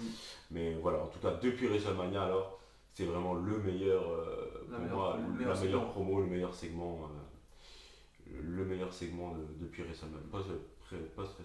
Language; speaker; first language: French; native; French